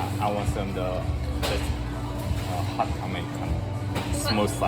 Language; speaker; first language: English; non-native, learner; Korean